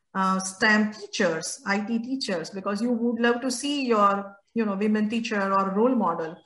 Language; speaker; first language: English; non-native, local second language; Gujarati